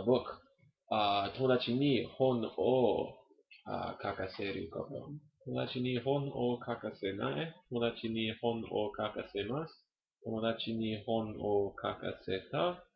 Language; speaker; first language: Japanese; non-native, learner; English